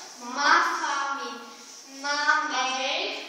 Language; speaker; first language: French; non-native, learner; Armenian